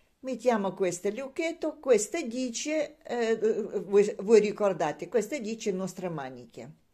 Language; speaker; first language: Italian; non-native, learner; Russian